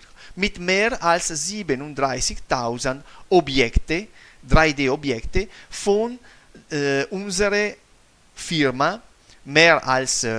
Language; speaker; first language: German; non-native, fluent; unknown